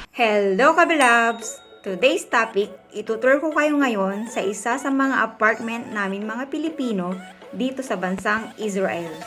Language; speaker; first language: Filipino; native; Filipino